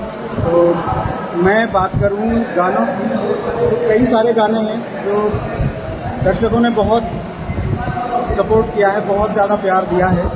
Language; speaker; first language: Hindi; non-native, local second language; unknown